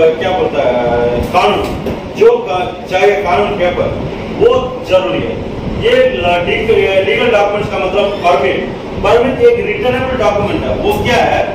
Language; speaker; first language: Hindi; non-native, local second language; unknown